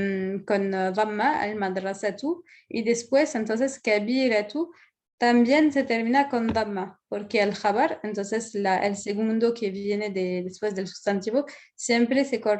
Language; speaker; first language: Spanish; non-native, fluent; Arabic